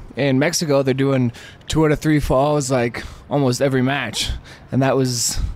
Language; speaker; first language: English; native; English